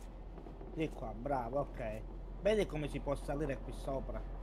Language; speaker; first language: Italian; native; Italian